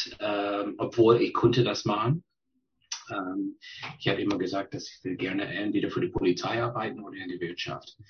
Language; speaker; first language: German; non-native, fluent; English